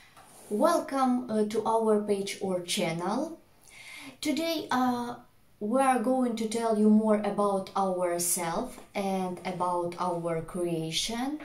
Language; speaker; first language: English; non-native, fluent; Russian